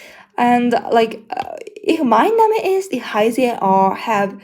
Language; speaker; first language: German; non-native, learner; Mongolian